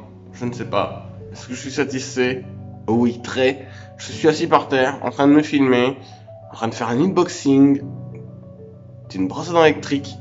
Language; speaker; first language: French; native; French